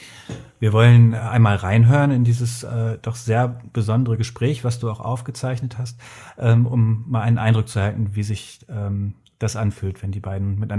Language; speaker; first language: German; native; German